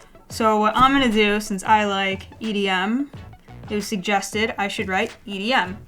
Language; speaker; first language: English; native; English